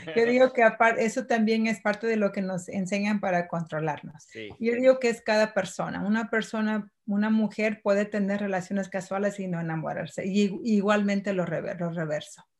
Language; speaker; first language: Spanish; early bilingual, heritage; Spanish